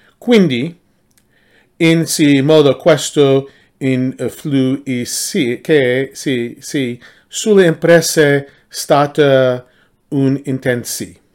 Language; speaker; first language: Italian; non-native, learner; English